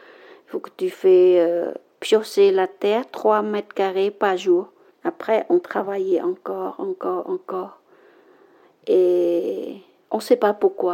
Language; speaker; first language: French; non-native, learner; Khmer